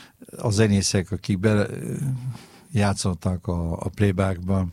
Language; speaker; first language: Hungarian; non-native, fluent; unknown